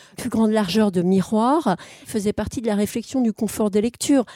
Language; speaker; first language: French; native; French